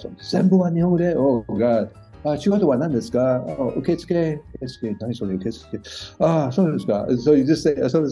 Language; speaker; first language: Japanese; non-native, learner; English